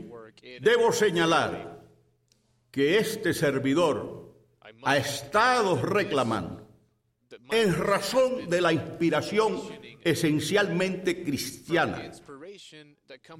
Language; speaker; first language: Spanish; native; Spanish